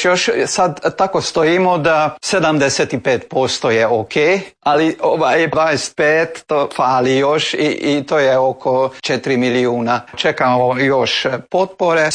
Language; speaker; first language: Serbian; early bilingual, heritage; Croatian